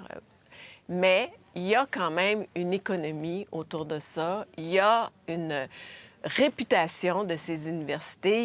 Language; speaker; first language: French; native; French